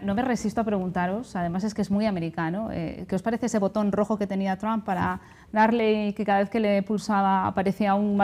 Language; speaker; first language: Spanish; native; Spanish